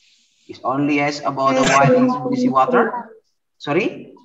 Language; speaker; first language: English; non-native, learner; Indonesian